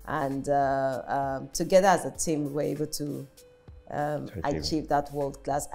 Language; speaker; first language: English; non-native, local second language; Yoruba